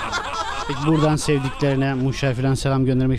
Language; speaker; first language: Turkish; native; Turkish